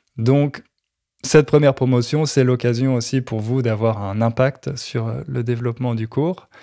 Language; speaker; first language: French; native; French